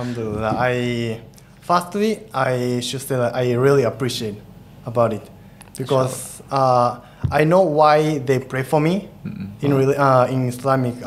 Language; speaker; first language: English; non-native, fluent; Japanese